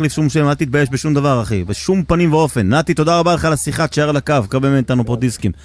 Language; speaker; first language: Hebrew; native; Hebrew